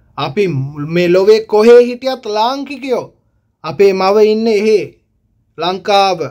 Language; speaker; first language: Sinhala; native; Sinhala